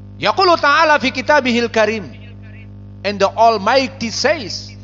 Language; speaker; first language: English; non-native, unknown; Indonesian